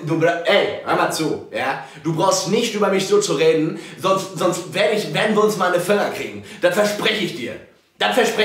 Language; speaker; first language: German; native; German